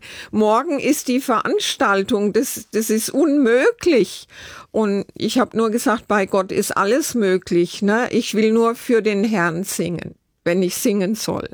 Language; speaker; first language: German; native; German